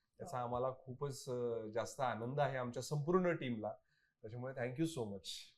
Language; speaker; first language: Marathi; native; Marathi